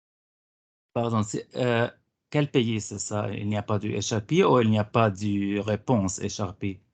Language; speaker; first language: French; non-native, fluent; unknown